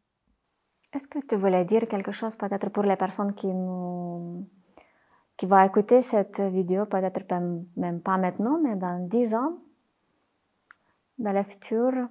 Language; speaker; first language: French; non-native, fluent; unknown